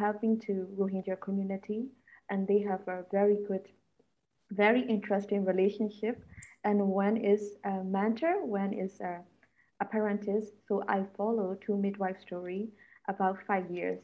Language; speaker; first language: English; non-native, fluent; Burmese